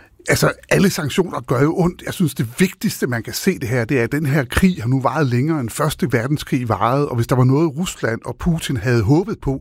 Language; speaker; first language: Danish; native; Danish